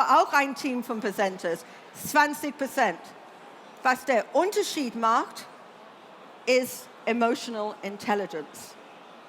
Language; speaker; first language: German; non-native, learner; English